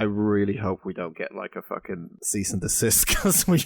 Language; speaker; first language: English; native; English